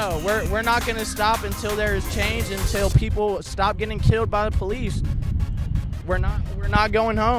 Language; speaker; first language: English; native; English